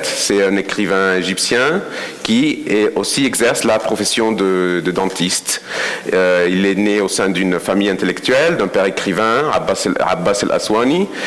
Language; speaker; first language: French; non-native, fluent; Spanish